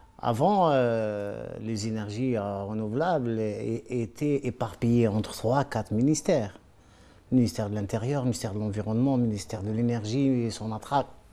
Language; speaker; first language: French; non-native, local second language; Arabic